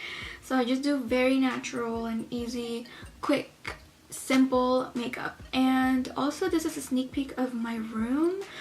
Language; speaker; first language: English; native; English